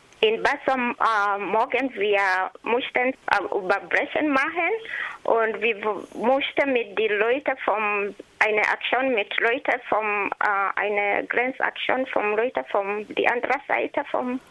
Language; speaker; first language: German; non-native, learner; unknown